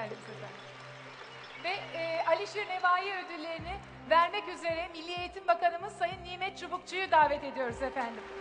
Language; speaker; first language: Turkish; native; Turkish